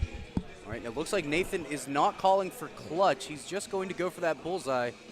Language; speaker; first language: English; native; English